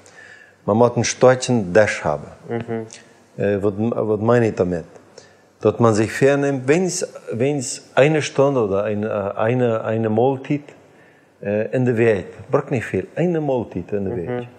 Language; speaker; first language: German; non-native, learner; Plautdietsch